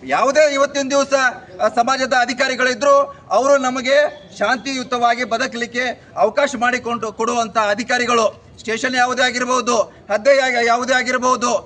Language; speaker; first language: Kannada; non-native, local second language; Lambadi